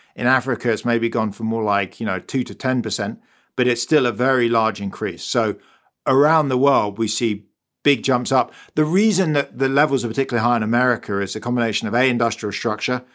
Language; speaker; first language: English; native; English